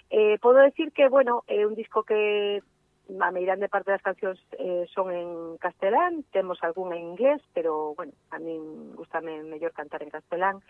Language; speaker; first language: Galician; non-native, local second language; Spanish